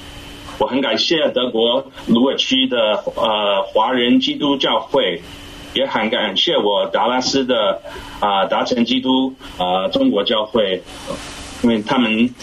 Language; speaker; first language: Chinese; early bilingual, heritage; English